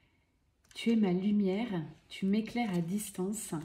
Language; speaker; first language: French; native; French